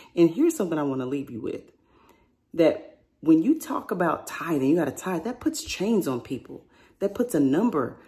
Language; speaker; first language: English; native; English